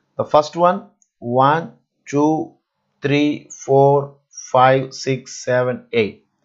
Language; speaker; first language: English; non-native, local second language; Telugu